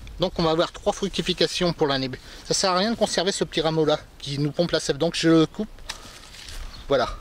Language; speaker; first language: French; native; French